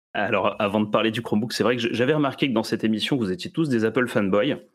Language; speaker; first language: French; early bilingual, other home language; Serbian